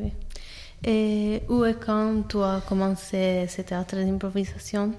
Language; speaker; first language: French; non-native, learner; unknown